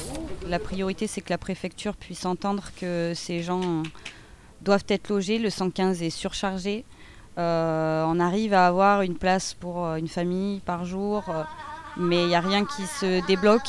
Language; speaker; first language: French; native; French